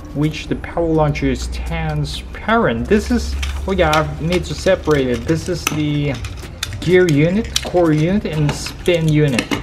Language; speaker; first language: English; non-native, local second language; Chinese